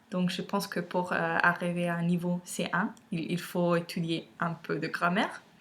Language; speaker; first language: French; non-native, learner; English